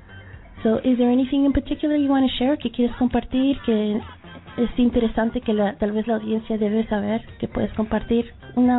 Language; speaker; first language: Spanish; early bilingual, heritage; Spanish